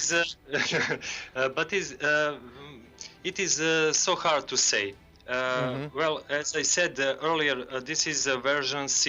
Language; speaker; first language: English; non-native, learner; Serbian